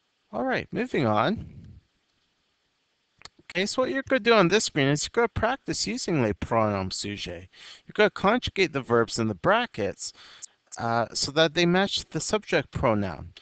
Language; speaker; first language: English; native; English